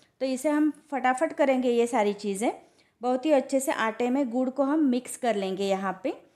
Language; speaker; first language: Hindi; non-native, local second language; Marathi